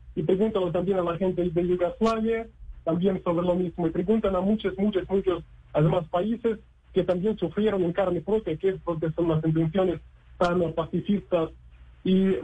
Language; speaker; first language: Spanish; non-native, fluent; Russian